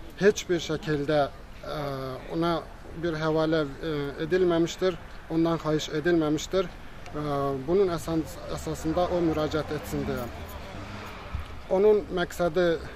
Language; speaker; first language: Azerbaijani; non-native, local second language; Avaric